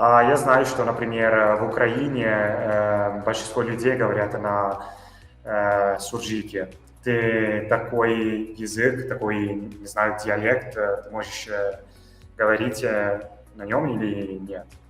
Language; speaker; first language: Russian; non-native, fluent; Italian